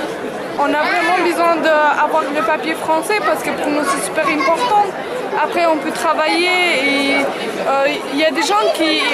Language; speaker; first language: French; non-native, learner; Albanian